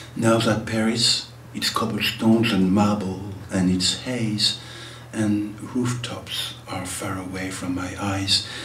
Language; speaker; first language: English; non-native, fluent; French